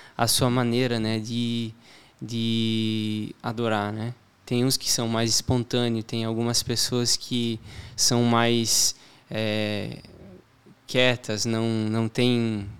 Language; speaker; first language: Portuguese; native; Portuguese